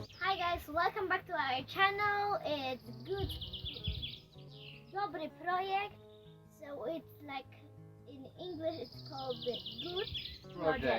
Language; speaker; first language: English; non-native, learner; Polish